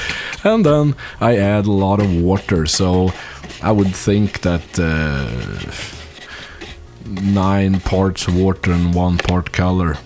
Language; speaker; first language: English; non-native, fluent; Swedish